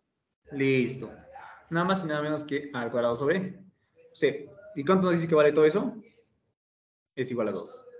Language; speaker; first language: Spanish; native; Spanish